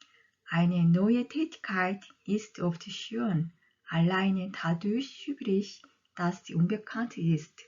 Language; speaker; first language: German; non-native, fluent; Korean